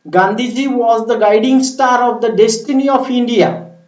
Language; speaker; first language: English; non-native, local second language; Marathi